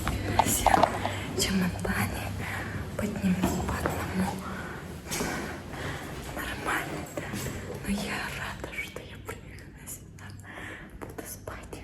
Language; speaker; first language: Russian; non-native, learner; Mongolian